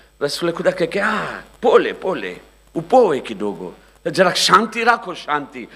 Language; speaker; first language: Gujarati; early bilingual, heritage; Gujarati